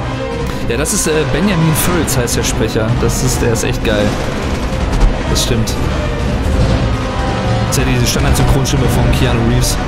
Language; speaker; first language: German; native; German